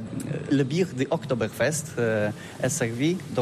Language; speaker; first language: French; non-native, learner; Polish